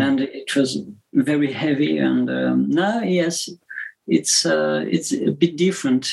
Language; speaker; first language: English; non-native, learner; French